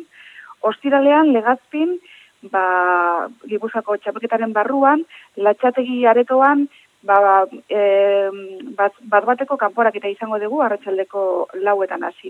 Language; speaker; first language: Basque; native; Basque